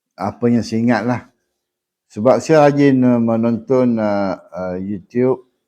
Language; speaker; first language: Malay; native; Malay